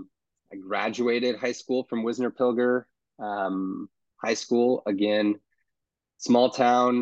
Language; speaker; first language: English; native; English